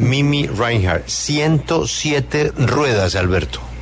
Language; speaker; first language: Spanish; native; Spanish